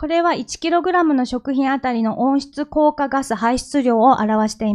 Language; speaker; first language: Japanese; non-native, fluent; Korean